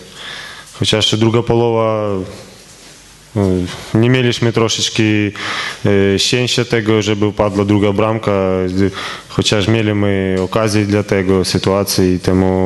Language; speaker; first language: Polish; non-native, fluent; Ukrainian